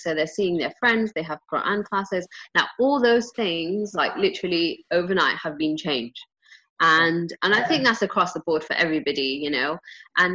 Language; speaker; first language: English; native; English